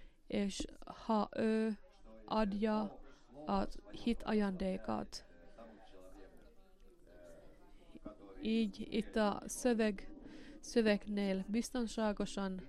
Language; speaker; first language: Hungarian; non-native, learner; Finnish